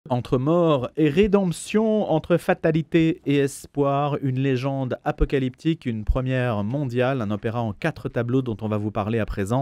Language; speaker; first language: French; native; French